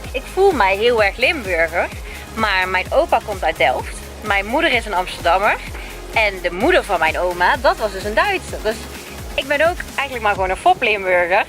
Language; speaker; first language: Dutch; native; Dutch